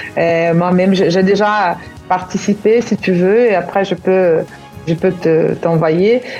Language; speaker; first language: French; non-native, fluent; Portuguese